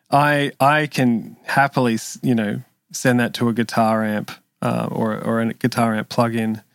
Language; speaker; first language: English; native; English